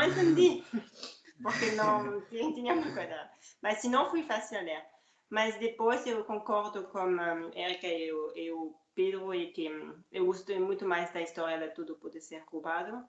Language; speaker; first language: Portuguese; non-native, fluent; French